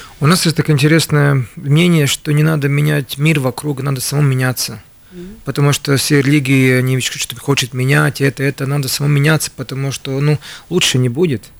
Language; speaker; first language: Russian; non-native, local second language; Latvian